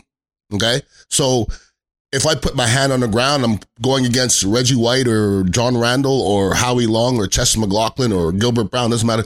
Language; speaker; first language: English; native; English